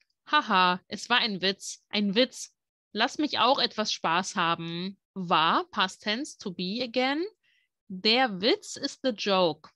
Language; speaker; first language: German; native; German